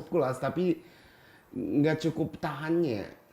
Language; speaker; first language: Indonesian; non-native, fluent; Japanese